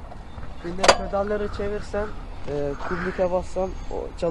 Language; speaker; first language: Turkish; early bilingual, heritage; Turkish